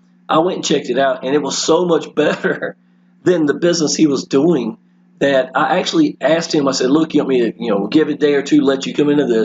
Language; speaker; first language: English; native; English